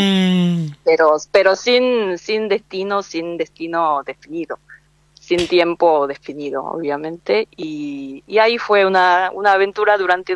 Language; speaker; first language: Spanish; non-native, fluent; Korean